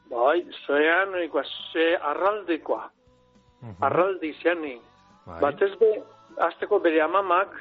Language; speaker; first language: Basque; native; Basque